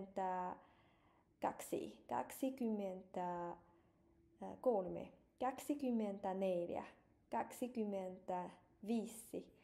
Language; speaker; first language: Finnish; non-native, learner; Chinese